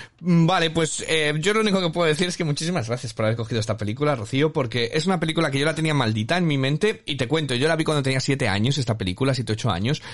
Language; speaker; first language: Spanish; native; Spanish